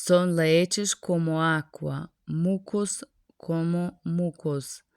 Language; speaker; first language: Spanish; non-native, learner; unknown